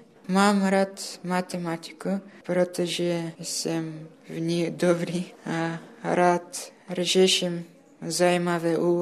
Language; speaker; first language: Czech; early bilingual, other home language; Bulgarian